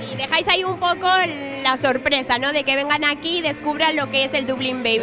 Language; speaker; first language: Spanish; native; Spanish